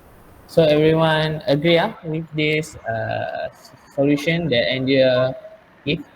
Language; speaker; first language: English; non-native, learner; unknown